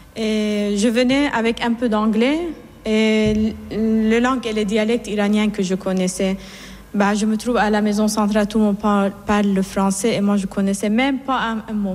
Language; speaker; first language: French; non-native, fluent; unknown